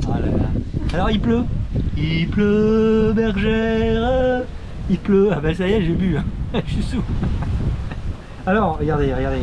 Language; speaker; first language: French; native; French